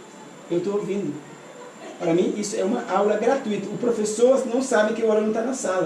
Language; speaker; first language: Portuguese; non-native, fluent; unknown